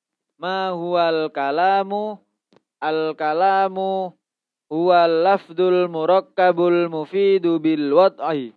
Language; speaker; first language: Arabic; non-native, learner; Indonesian